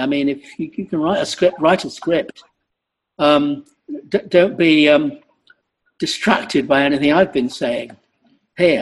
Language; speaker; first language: English; native; English